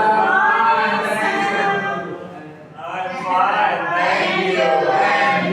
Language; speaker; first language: English; non-native, learner; Indonesian